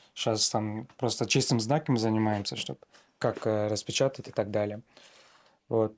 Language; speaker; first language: Russian; non-native, local second language; Kyrgyz